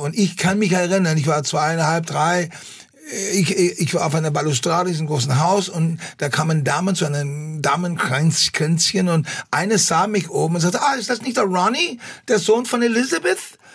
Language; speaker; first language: German; non-native, fluent; English